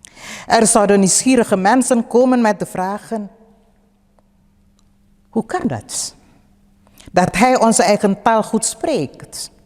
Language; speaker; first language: Dutch; early bilingual, other home language; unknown